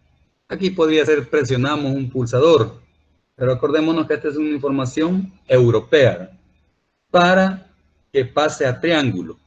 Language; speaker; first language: Spanish; native; Spanish